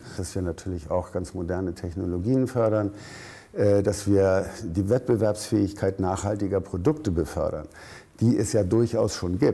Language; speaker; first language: German; native; German